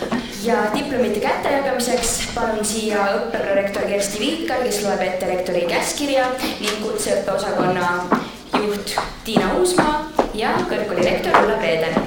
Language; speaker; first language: Estonian; native; Estonian